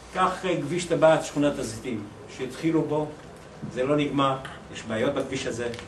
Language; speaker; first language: Hebrew; non-native, local second language; Arabic